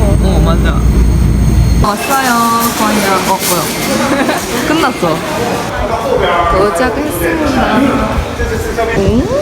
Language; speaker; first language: Korean; non-native, fluent; Japanese